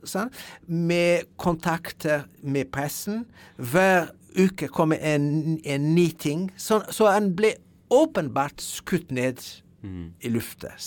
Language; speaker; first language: Norwegian; non-native, fluent; French